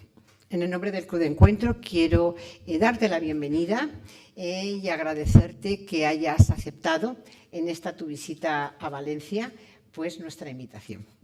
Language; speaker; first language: Spanish; native; Spanish